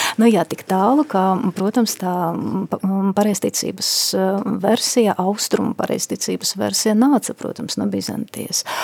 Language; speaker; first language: Latvian; non-native, local second language; Russian